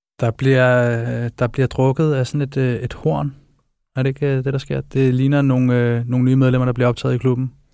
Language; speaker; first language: Danish; native; Danish